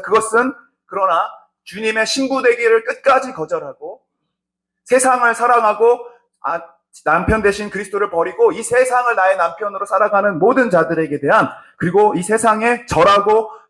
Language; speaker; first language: Korean; native; Korean